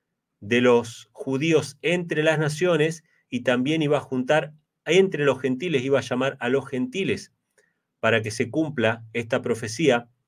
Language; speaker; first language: Spanish; native; Spanish